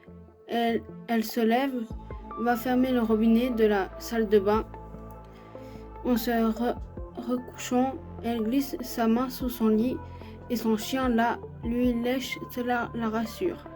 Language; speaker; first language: French; native; French